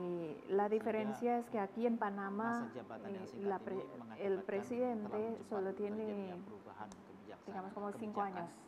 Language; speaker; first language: Spanish; non-native, fluent; Indonesian